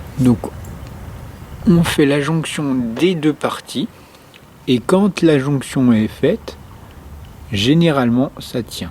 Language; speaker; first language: French; native; French